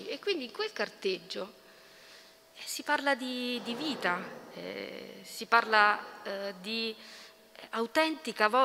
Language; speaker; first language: Italian; native; Italian